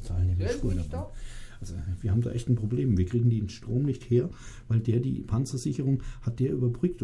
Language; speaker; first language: German; native; German